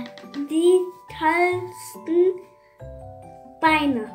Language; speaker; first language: German; early bilingual, other home language; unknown